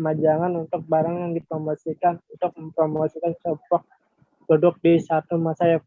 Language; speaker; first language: Indonesian; native; Indonesian